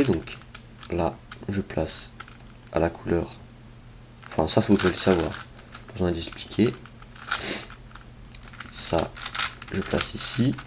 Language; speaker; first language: French; native; French